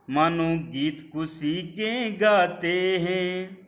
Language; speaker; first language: Hindi; native; Hindi